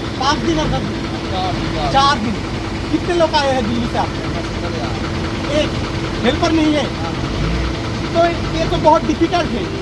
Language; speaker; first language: Hindi; non-native, learner; Bangla